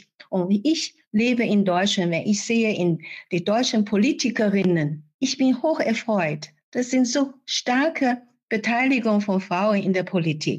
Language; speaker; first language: German; non-native, fluent; Chinese